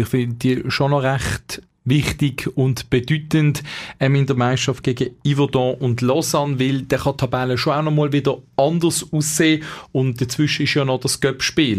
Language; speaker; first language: German; native; German